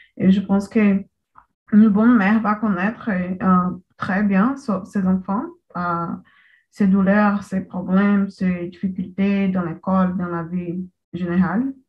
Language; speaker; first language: French; non-native, learner; Portuguese